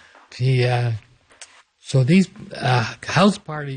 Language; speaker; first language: English; native; English